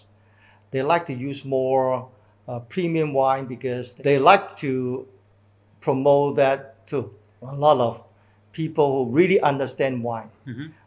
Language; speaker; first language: English; non-native, local second language; Cantonese